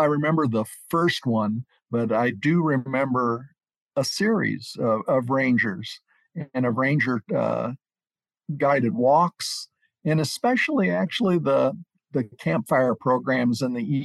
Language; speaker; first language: English; native; English